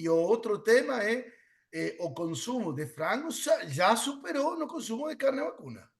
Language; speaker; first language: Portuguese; non-native, learner; Spanish